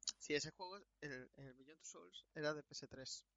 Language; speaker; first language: Spanish; native; Spanish